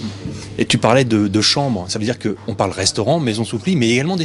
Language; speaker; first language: French; native; French